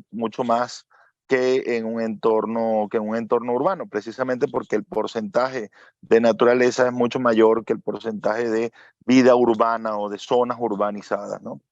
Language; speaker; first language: Spanish; native; Spanish